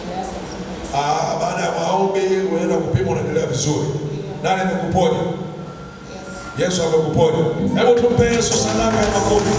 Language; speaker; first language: Swahili; native; Swahili